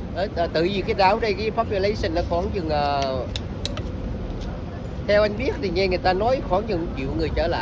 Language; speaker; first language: Vietnamese; native; Vietnamese